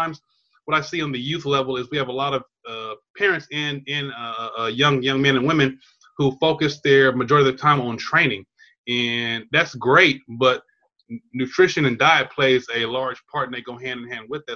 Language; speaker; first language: English; native; English